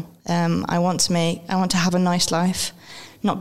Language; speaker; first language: English; native; English